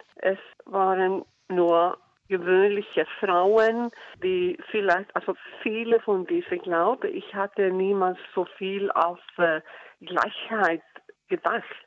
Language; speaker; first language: German; non-native, learner; Icelandic